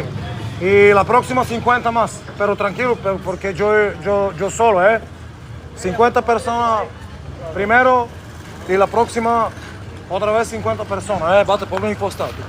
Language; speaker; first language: Spanish; non-native, learner; Bulgarian